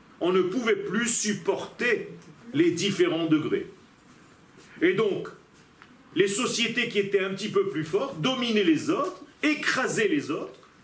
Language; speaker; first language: French; non-native, fluent; Hebrew